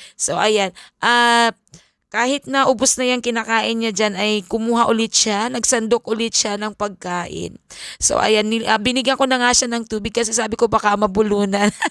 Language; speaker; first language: Filipino; non-native, local second language; Bikol